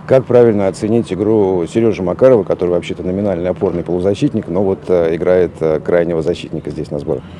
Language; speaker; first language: Russian; native; Russian